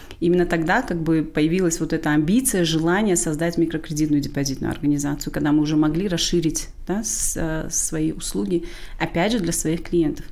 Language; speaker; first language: Russian; non-native, local second language; Tajik